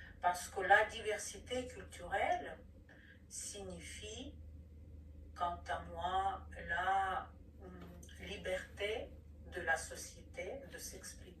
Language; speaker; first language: French; non-native, fluent; Ukrainian